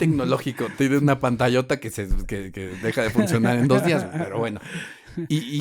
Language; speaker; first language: Spanish; native; Spanish